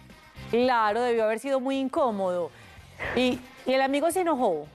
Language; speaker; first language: Spanish; native; Spanish